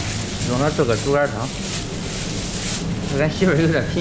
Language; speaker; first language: Chinese; native; Chinese